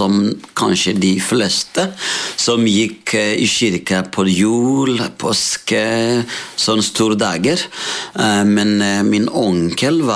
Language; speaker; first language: Norwegian; non-native, fluent; Rundi